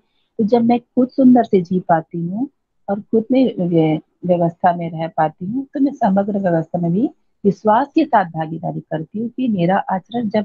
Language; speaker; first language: Hindi; native; Hindi